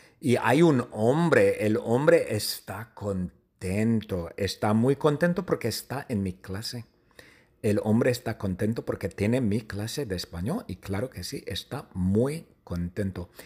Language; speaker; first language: Spanish; non-native, fluent; English